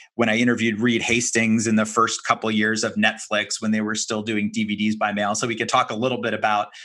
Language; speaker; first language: English; native; English